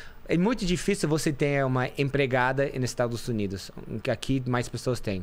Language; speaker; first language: Portuguese; non-native, fluent; English